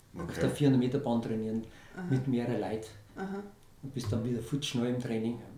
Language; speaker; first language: German; native; German